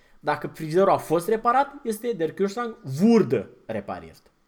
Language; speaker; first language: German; non-native, fluent; Romanian